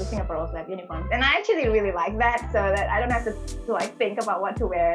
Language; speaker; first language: English; early bilingual, other home language; Indonesian